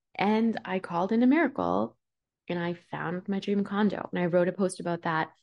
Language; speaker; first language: English; early bilingual, other home language; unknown